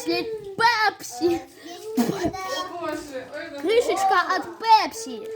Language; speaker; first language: Russian; native; Russian